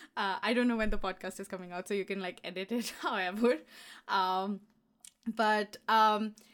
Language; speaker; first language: English; non-native, local second language; Hindi